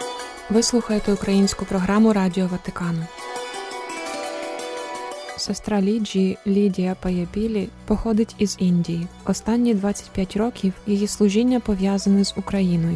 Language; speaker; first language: Ukrainian; native; Ukrainian